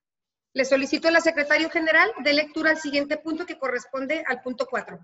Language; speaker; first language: Spanish; native; Spanish